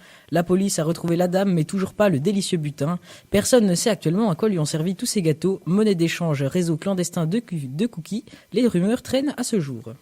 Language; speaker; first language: French; native; French